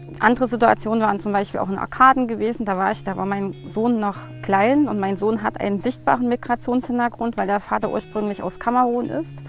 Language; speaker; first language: German; native; German